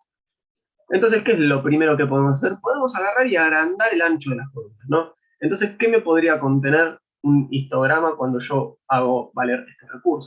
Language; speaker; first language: Spanish; native; Spanish